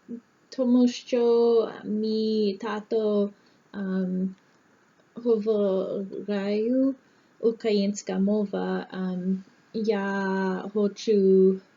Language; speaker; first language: Ukrainian; non-native, learner; English